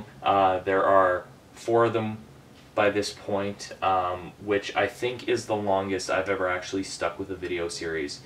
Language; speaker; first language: English; native; English